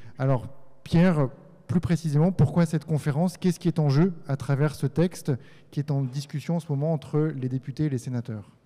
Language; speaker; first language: French; native; French